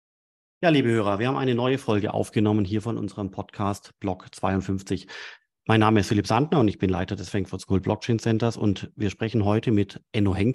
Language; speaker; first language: German; native; German